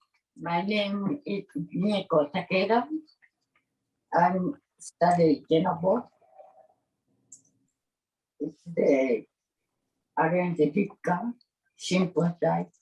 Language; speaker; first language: English; non-native, learner; Japanese